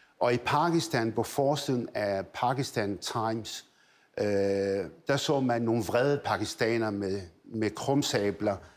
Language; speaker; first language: Danish; early bilingual, other home language; Arabic